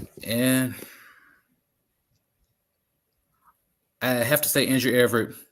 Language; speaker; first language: English; native; English